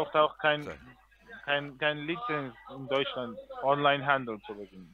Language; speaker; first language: German; non-native, learner; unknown